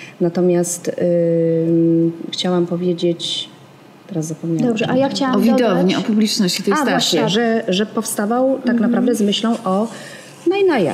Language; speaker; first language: Polish; native; Polish